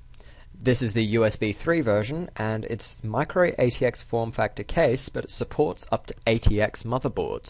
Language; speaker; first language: English; native; English